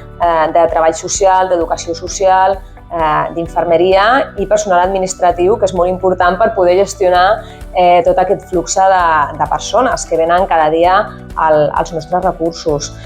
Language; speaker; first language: Catalan; native; Catalan